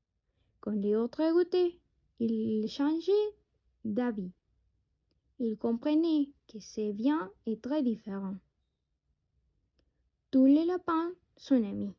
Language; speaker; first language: French; non-native, learner; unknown